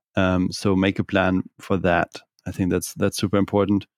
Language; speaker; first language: English; non-native, fluent; German